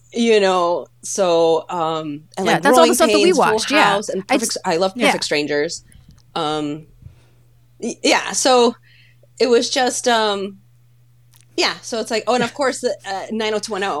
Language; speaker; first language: English; early bilingual, other home language; Polish